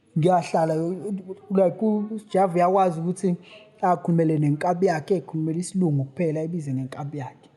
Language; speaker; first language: Zulu; native; Zulu